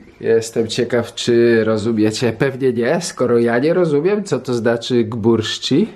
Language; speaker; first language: Polish; native; Polish